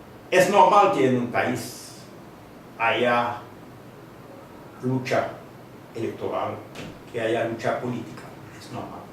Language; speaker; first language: Spanish; non-native, fluent; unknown